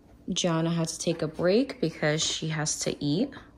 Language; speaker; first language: English; early bilingual, other home language; Russian